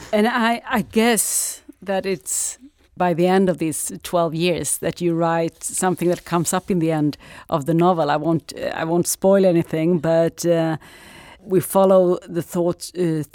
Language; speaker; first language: English; non-native, fluent; Swedish